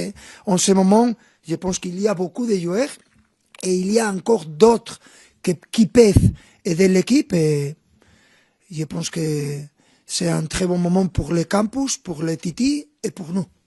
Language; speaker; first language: French; non-native, fluent; Spanish